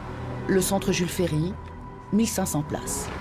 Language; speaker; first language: French; native; French